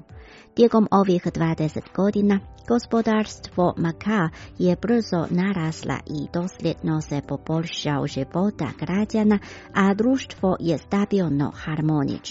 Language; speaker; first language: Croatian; non-native, fluent; Chinese